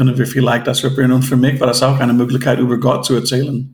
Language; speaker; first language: German; non-native, fluent; English